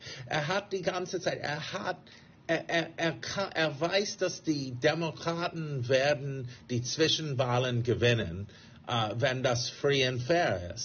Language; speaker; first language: German; non-native, fluent; English